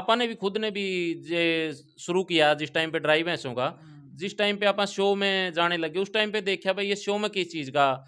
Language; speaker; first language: Hindi; native; Hindi